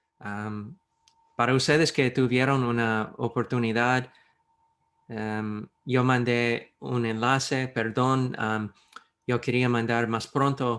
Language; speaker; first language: Spanish; non-native, fluent; English